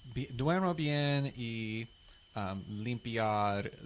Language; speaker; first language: Spanish; non-native, learner; English